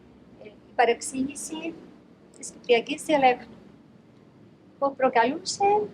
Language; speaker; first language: Greek; native; Greek